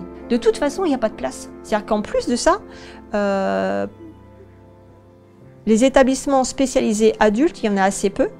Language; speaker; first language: French; native; French